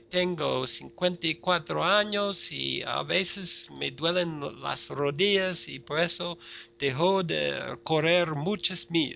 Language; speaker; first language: Spanish; non-native, fluent; English